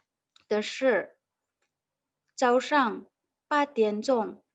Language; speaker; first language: Chinese; non-native, fluent; Indonesian